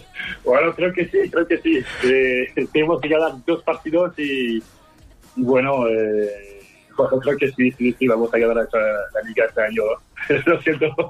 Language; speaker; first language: Spanish; non-native, fluent; French